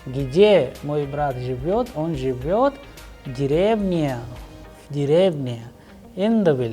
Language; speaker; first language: Russian; non-native, fluent; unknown